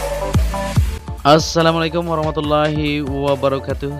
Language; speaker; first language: Indonesian; native; Indonesian